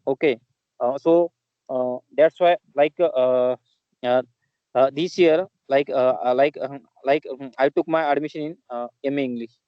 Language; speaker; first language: English; non-native, learner; Marathi